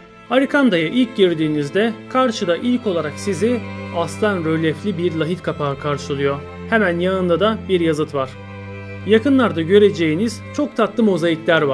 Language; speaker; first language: Turkish; native; Turkish